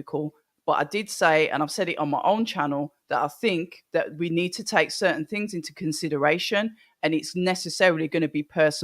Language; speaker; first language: English; native; English